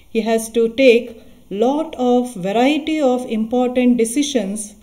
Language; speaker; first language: English; non-native, local second language; Kannada